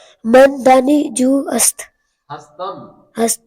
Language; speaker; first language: Persian; non-native, learner; Urdu